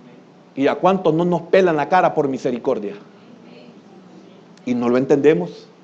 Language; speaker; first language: Spanish; native; Spanish